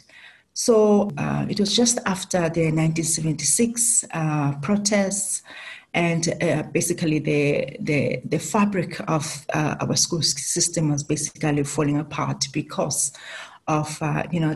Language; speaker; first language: English; non-native, local second language; Southern Sotho